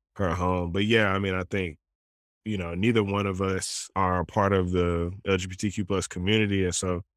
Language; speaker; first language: English; native; English